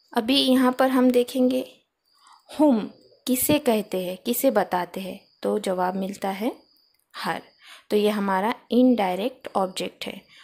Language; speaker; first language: Hindi; non-native, local second language; Marathi